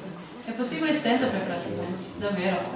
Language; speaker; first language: Italian; non-native, learner; English